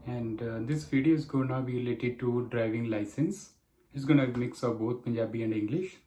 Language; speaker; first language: English; non-native, local second language; Punjabi